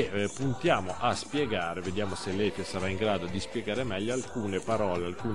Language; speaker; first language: Italian; native; Italian